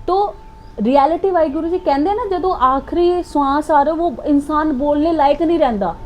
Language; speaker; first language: Hindi; non-native, local second language; Punjabi